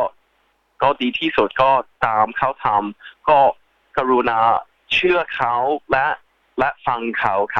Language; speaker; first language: Thai; early bilingual, heritage; Thai